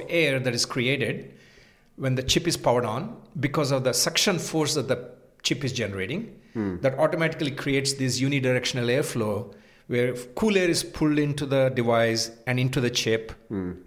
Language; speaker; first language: English; non-native, local second language; Telugu